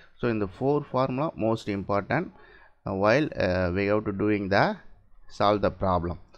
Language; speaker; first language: English; non-native, local second language; Tamil